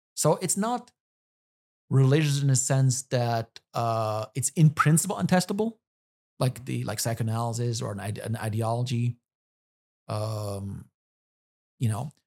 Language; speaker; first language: English; non-native, fluent; German